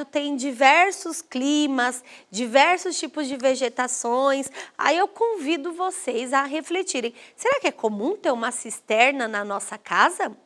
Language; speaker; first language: Portuguese; native; Portuguese